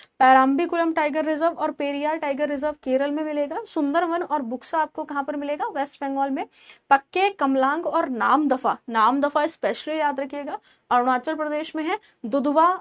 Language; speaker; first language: Hindi; native; Hindi